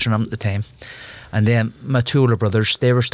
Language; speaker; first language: English; native; English